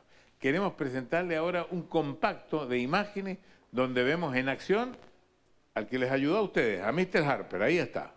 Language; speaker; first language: Spanish; native; Spanish